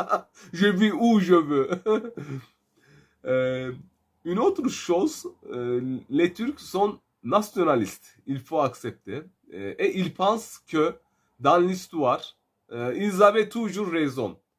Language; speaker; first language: French; non-native, fluent; Turkish